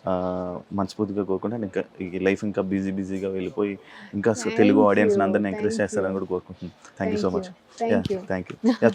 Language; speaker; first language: Telugu; native; Telugu